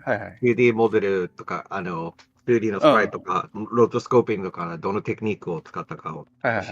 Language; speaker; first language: Japanese; non-native, fluent; English